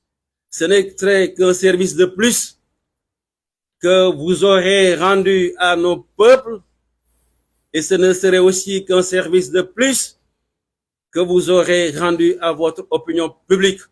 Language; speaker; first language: French; non-native, local second language; Wolof